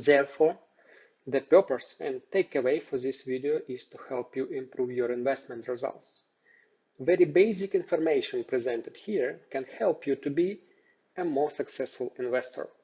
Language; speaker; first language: English; non-native, fluent; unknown